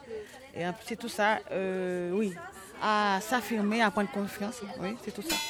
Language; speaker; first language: French; non-native, local second language; Haitian Creole